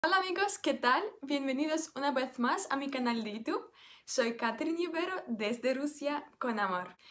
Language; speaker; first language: Spanish; non-native, fluent; Russian